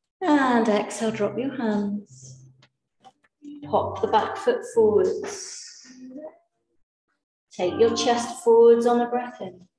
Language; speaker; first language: English; native; English